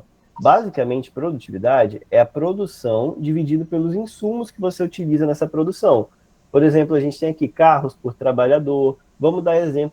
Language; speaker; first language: Portuguese; native; Portuguese